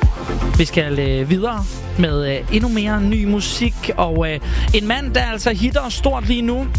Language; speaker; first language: Danish; native; Danish